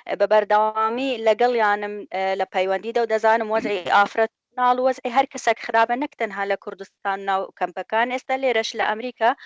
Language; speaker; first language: Central Kurdish; non-native, local second language; Kurdish